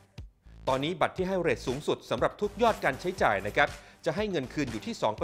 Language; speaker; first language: Thai; native; Thai